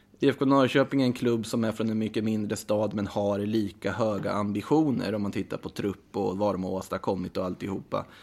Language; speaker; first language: Swedish; native; Swedish